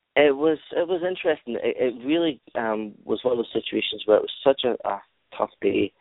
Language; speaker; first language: English; native; English